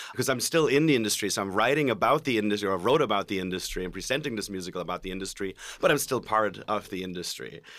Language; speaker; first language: English; non-native, fluent; German